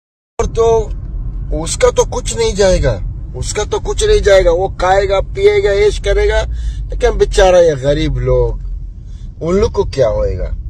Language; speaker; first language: Hindi; non-native, learner; Arabic